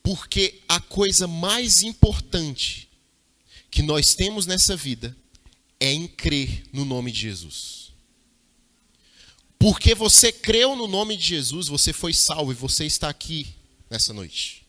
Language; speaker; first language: Portuguese; native; Portuguese